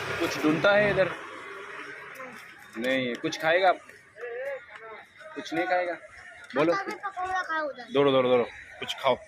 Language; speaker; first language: Hindi; non-native, local second language; Bangla